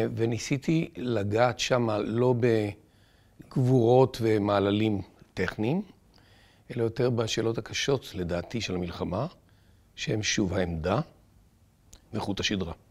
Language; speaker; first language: Hebrew; native; Hebrew